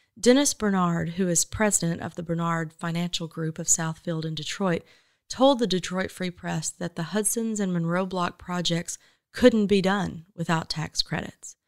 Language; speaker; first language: English; native; English